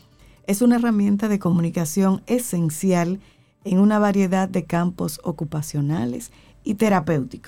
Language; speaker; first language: Spanish; native; Spanish